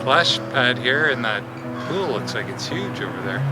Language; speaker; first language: English; native; English